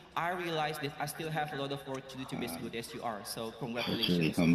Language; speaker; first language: English; non-native, fluent; Indonesian